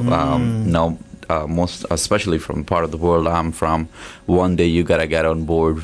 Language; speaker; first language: English; non-native, local second language; Punjabi